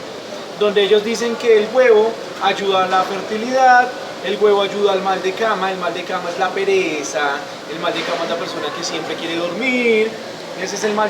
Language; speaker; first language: Spanish; native; Spanish